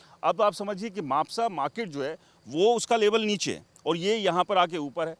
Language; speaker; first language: Hindi; native; Hindi